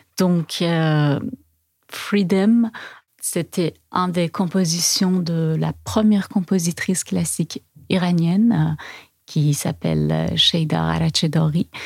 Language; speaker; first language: French; non-native, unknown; Persian